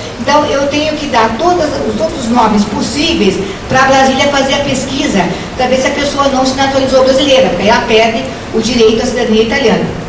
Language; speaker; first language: Portuguese; native; Portuguese